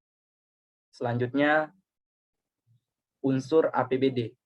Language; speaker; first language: Indonesian; native; Indonesian